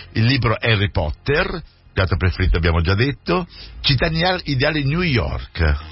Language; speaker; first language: Italian; native; Italian